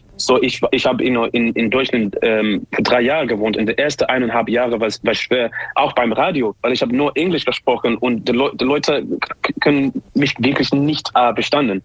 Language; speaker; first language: German; non-native, learner; English